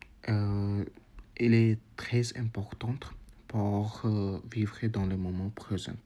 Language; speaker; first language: French; non-native, learner; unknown